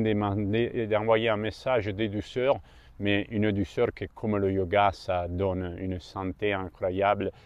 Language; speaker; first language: French; non-native, fluent; Italian